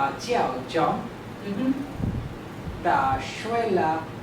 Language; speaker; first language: Chinese; non-native, learner; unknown